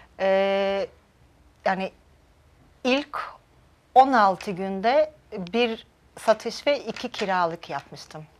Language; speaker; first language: Turkish; non-native, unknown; Georgian